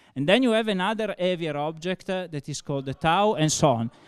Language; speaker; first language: English; non-native, fluent; Italian